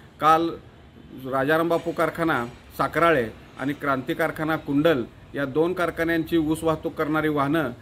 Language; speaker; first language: Marathi; native; Marathi